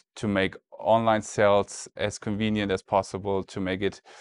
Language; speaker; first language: English; non-native, fluent; German